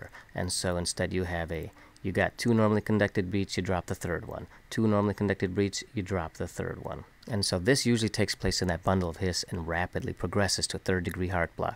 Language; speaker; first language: English; native; English